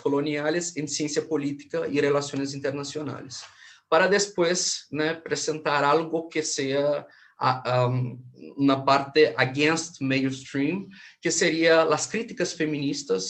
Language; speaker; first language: Spanish; non-native, fluent; Portuguese